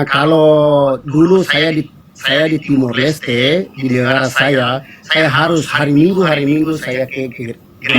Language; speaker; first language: Indonesian; non-native, fluent; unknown